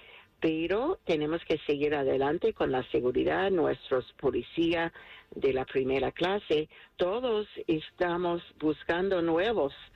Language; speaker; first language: Spanish; non-native, fluent; English